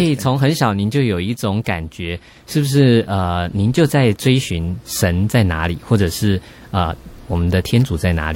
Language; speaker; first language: Chinese; native; Chinese